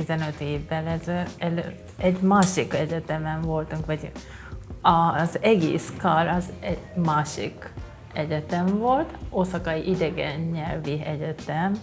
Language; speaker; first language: Hungarian; non-native, fluent; Japanese